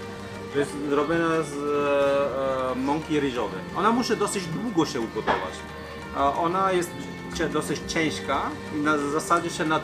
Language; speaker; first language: Polish; non-native, fluent; Chinese